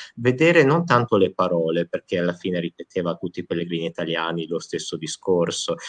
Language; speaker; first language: Italian; native; Italian